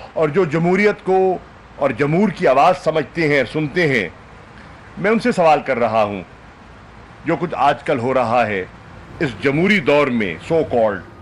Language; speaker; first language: Urdu; non-native, local second language; Saraiki